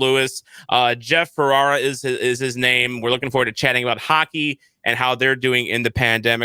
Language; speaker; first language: English; native; English